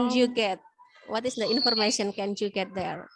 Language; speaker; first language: English; non-native, learner; Indonesian